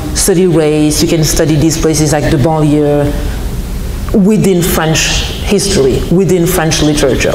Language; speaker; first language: English; non-native, fluent; French